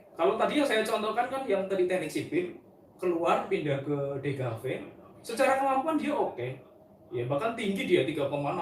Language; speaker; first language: Indonesian; native; Indonesian